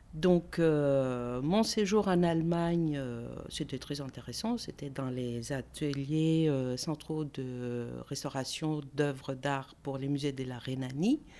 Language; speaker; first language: French; non-native, fluent; Greek